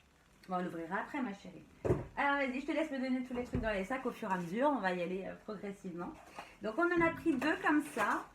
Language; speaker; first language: French; native; French